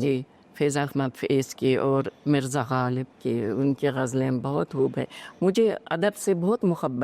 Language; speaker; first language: Hindi; non-native, fluent; Uzbek